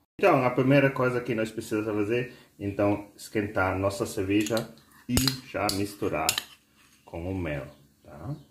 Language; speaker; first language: Portuguese; non-native, fluent; German